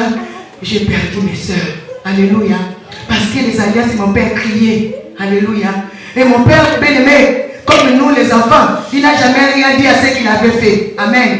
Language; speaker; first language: French; non-native, local second language; Lingala